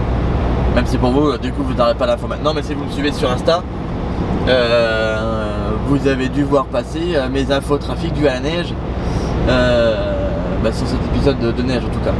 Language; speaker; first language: French; native; French